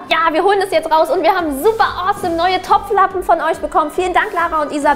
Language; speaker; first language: German; native; German